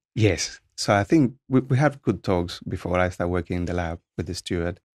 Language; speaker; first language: English; non-native, fluent; Spanish